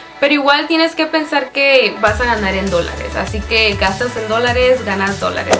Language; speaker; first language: Spanish; native; Spanish